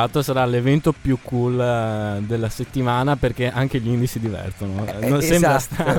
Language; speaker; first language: Italian; native; Italian